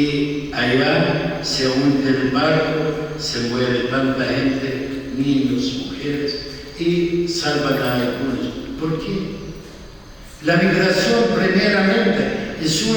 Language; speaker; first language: Spanish; non-native, fluent; Arabic